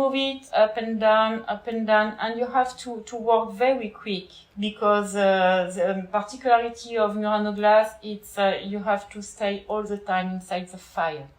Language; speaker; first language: English; non-native, learner; French